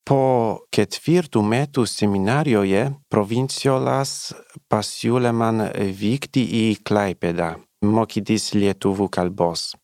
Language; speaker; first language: Lithuanian; non-native, learner; Polish